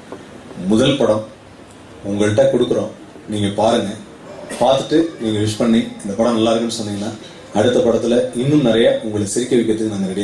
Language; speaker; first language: Tamil; native; Tamil